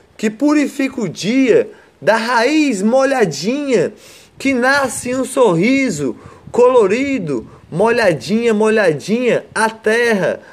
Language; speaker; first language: Portuguese; native; Portuguese